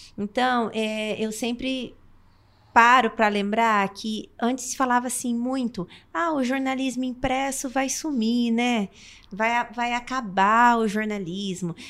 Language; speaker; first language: Portuguese; native; Portuguese